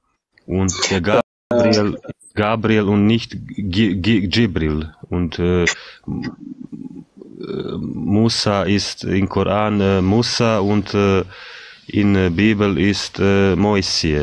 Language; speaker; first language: German; non-native, fluent; Bosnian